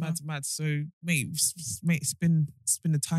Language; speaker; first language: English; native; English